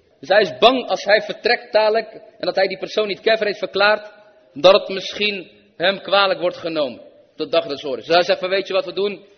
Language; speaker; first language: Dutch; early bilingual, other home language; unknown